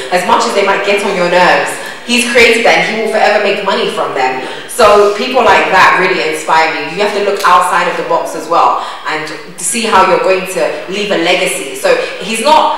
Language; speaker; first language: English; native; English